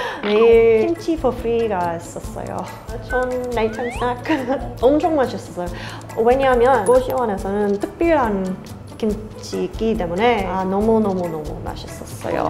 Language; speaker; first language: Korean; non-native, learner; English